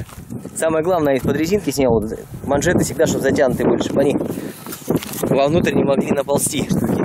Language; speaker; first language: Russian; native; Russian